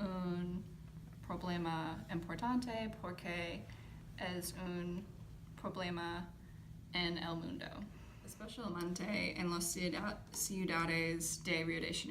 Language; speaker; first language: Spanish; non-native, learner; English